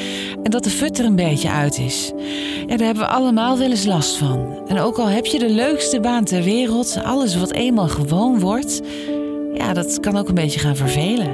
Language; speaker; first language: Dutch; native; Dutch